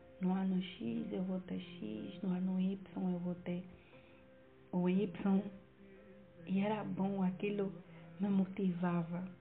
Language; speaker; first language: Portuguese; native; Portuguese